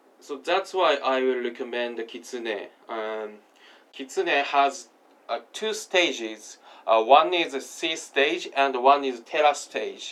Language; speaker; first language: English; non-native, learner; Japanese